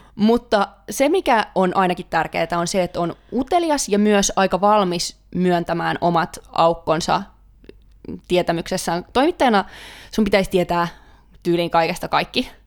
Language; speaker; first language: Finnish; native; Finnish